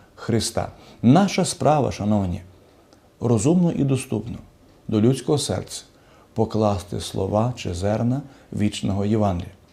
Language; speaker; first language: Ukrainian; native; Ukrainian